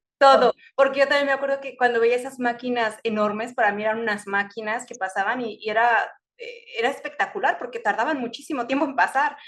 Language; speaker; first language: Spanish; native; Spanish